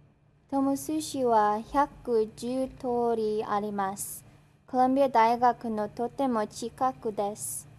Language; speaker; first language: Japanese; non-native, learner; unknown